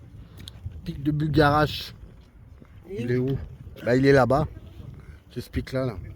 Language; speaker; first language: French; native; French